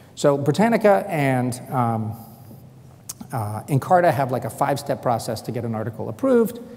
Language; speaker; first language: English; native; English